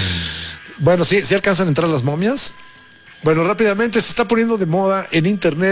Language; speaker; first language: Spanish; native; Spanish